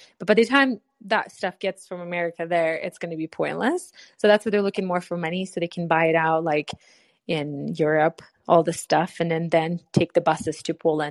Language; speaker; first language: English; non-native, fluent; Ukrainian